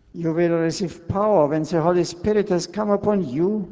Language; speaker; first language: English; non-native, fluent; German